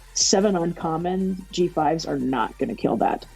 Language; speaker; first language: English; native; English